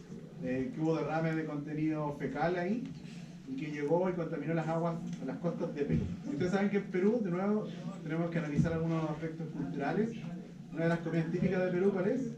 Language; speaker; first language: Spanish; native; Spanish